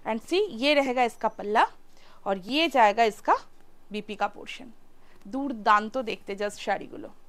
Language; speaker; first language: Hindi; non-native, local second language; Bangla